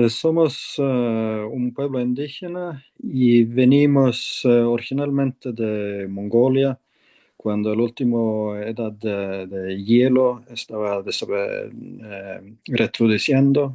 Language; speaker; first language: Spanish; non-native, fluent; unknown